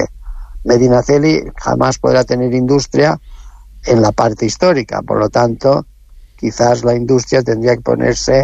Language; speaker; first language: Spanish; native; Spanish